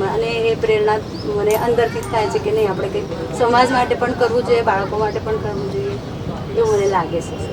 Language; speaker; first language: Gujarati; non-native, local second language; Marathi